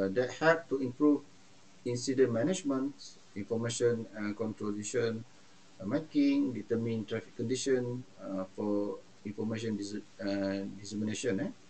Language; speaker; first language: English; non-native, local second language; Malay